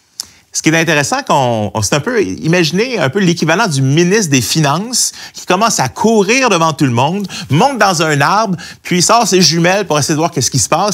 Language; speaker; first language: French; native; French